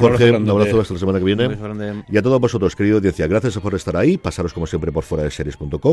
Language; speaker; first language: Spanish; native; Spanish